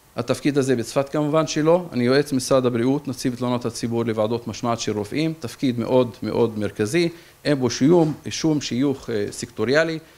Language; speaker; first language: Hebrew; native; Hebrew